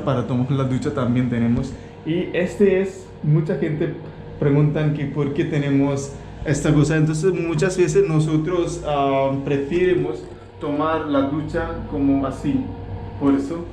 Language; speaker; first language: Spanish; non-native, learner; Hindi